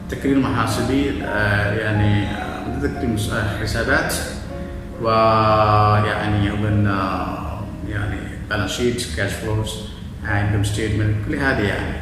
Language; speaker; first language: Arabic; non-native, fluent; Malayalam